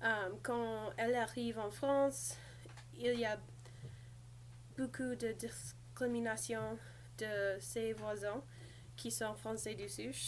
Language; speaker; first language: French; non-native, learner; English